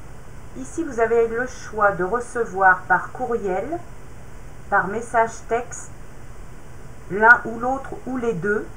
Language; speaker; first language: French; native; French